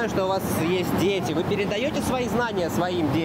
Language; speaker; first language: Russian; native; Russian